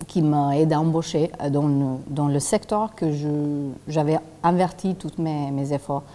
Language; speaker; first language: French; non-native, fluent; Albanian